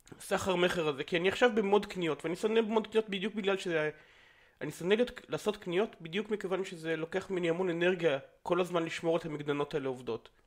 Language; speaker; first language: Hebrew; native; Hebrew